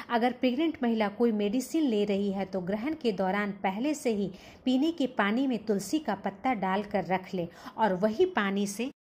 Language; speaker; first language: Hindi; native; Hindi